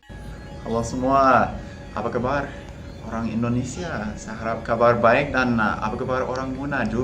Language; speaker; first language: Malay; non-native, fluent; English